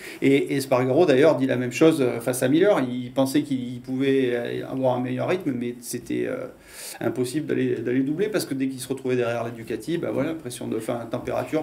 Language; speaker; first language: French; native; French